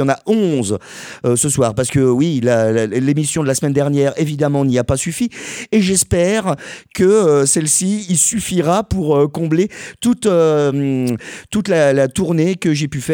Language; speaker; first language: French; native; French